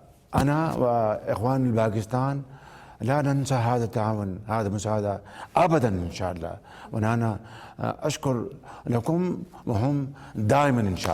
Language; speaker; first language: Arabic; non-native, learner; Urdu